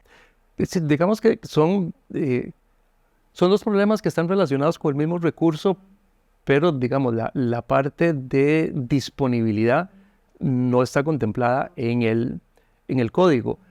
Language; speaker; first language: Spanish; native; Spanish